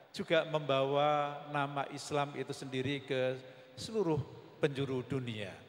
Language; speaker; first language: Indonesian; native; Indonesian